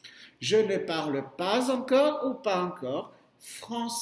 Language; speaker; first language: French; non-native, fluent; Portuguese